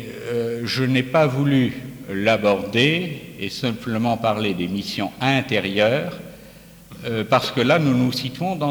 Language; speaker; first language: French; native; French